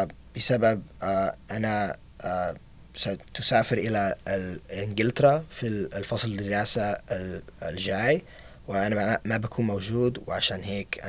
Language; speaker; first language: Arabic; non-native, learner; English